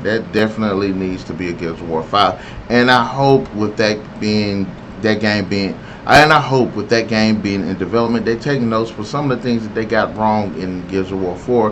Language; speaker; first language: English; native; English